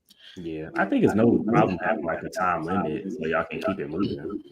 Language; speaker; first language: English; native; English